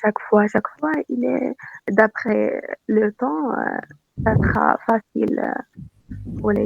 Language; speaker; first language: French; non-native, learner; Arabic